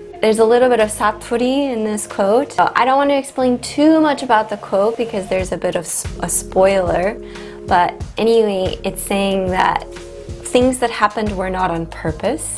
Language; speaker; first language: English; native; English